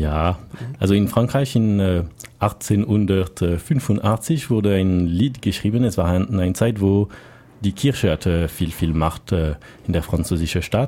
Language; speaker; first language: German; non-native, learner; French